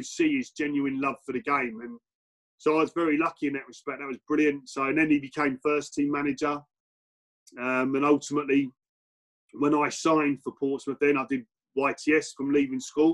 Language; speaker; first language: English; native; English